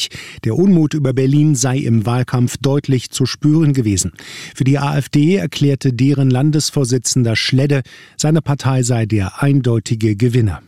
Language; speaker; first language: German; native; German